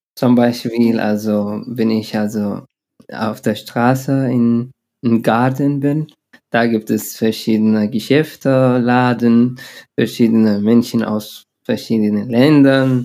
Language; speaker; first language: German; non-native, learner; Arabic